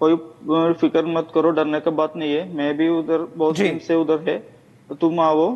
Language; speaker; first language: Hindi; non-native, local second language; Malayalam